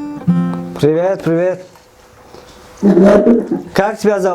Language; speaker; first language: Russian; non-native, local second language; Tajik